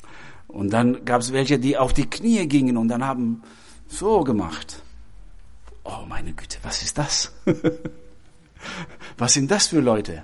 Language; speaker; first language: German; non-native, fluent; Albanian